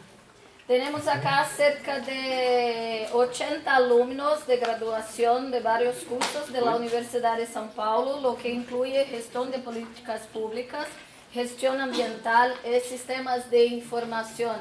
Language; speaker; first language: Spanish; non-native, learner; Portuguese